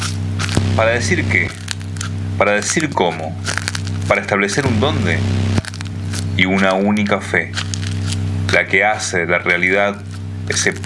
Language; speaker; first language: Spanish; native; Spanish